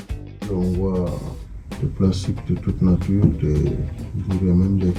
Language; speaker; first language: French; non-native, local second language; Wolof